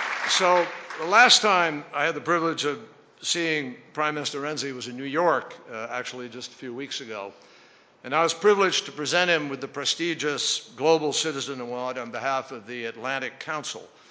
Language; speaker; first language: English; native; English